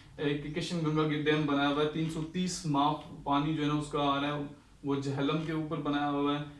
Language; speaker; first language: Urdu; non-native, local second language; Sindhi